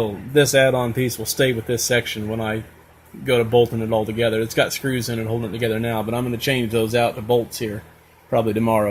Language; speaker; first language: English; native; English